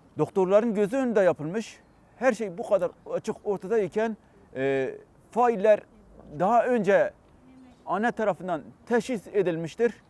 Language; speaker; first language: Turkish; non-native, local second language; Kurdish